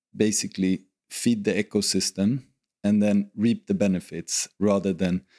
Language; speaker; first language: English; non-native, fluent; Swedish